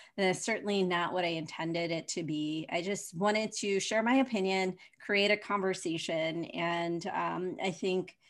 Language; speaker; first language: English; early bilingual, other home language; Hindi